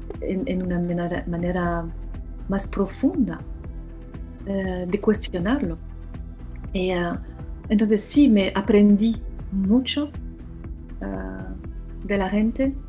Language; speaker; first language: Spanish; non-native, fluent; French